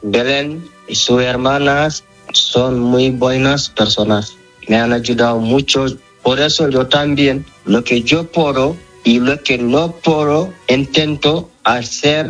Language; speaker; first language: Spanish; non-native, learner; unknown